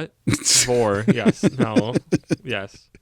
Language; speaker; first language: English; native; English